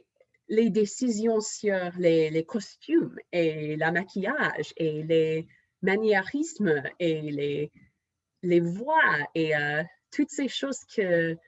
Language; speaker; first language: French; non-native, fluent; English